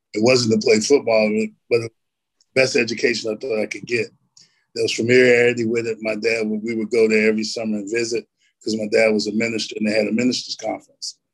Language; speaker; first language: English; native; English